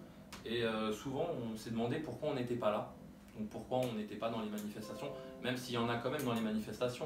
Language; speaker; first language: French; early bilingual, other home language; Arabic